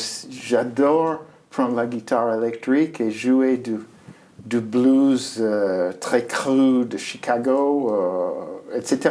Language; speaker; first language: French; non-native, fluent; English